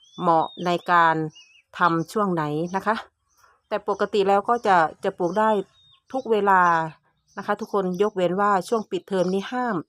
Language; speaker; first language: Thai; native; Thai